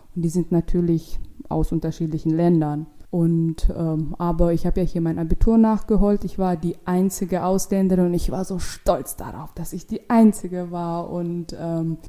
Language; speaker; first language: German; non-native, fluent; Russian